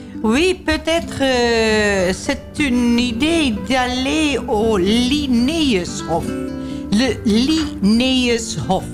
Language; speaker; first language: French; non-native, learner; Dutch